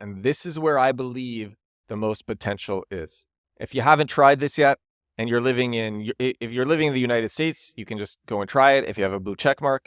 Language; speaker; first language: English; native; English